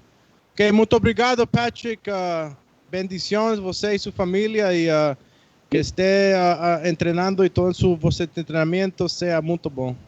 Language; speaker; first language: Portuguese; non-native, fluent; Spanish